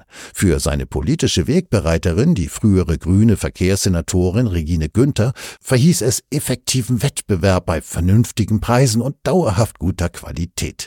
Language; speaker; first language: German; native; German